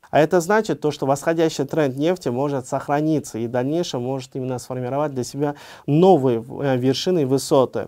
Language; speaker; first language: Russian; non-native, local second language; Uzbek